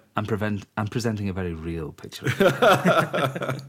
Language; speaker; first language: English; native; English